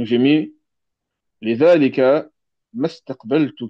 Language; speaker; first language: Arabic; non-native, learner; French